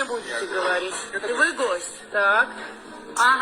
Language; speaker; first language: Russian; non-native, fluent; Armenian